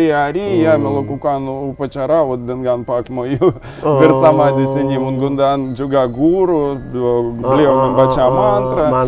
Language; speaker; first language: Indonesian; non-native, learner; Russian